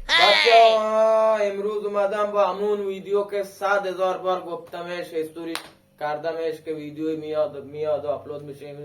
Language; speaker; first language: Persian; non-native, local second language; Baluchi